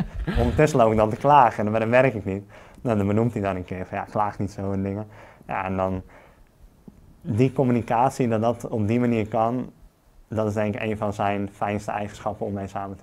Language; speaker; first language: Dutch; native; Dutch